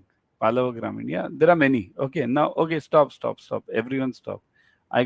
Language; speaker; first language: English; non-native, local second language; Hindi